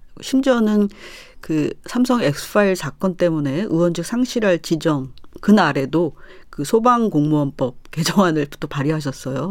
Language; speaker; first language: Korean; native; Korean